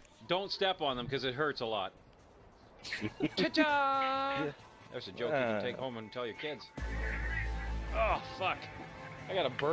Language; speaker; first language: English; native; English